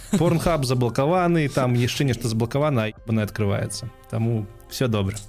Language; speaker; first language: Belarusian; non-native, local second language; Russian